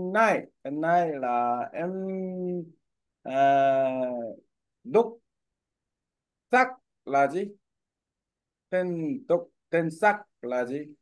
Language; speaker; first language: Vietnamese; non-native, learner; Korean